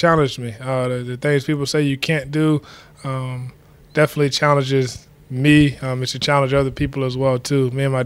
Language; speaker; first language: English; native; English